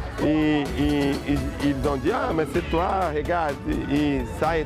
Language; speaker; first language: French; non-native, fluent; Portuguese